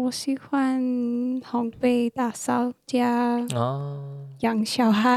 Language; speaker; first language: Chinese; non-native, learner; English